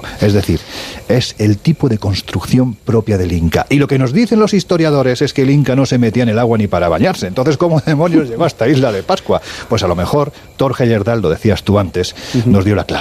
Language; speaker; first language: Spanish; native; Spanish